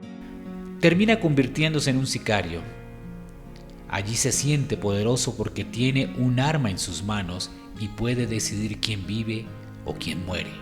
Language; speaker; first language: Spanish; native; Spanish